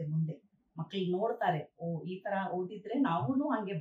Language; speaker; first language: Kannada; non-native, local second language; Urdu